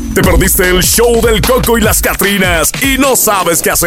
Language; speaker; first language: Spanish; native; Spanish